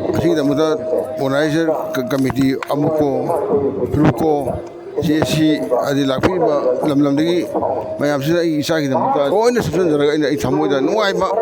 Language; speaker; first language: Manipuri; native; Manipuri